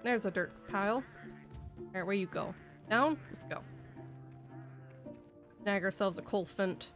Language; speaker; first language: English; native; English